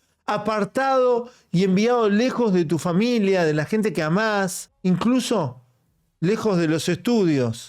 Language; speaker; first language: Spanish; native; Spanish